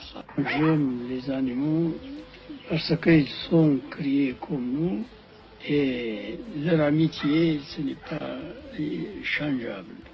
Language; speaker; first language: French; non-native, fluent; Amharic